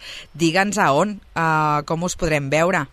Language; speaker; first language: Catalan; native; Catalan